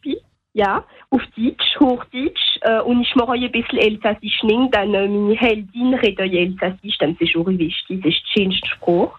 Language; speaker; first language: German; non-native, learner; French